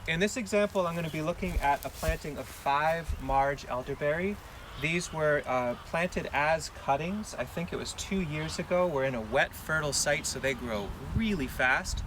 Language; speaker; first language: English; native; English